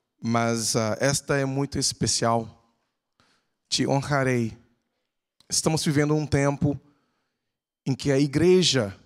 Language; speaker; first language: Portuguese; non-native, fluent; English